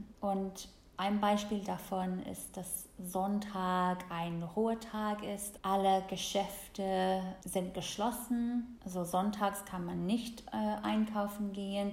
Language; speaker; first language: German; non-native, fluent; English